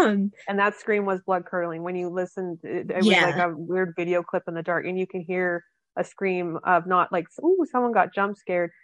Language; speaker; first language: English; native; English